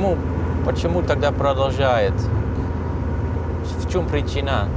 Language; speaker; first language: Russian; non-native, fluent; Dutch